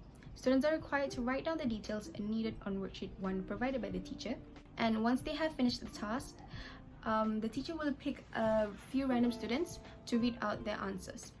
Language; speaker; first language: English; non-native, local second language; Malay